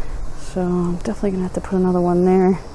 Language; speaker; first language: English; native; English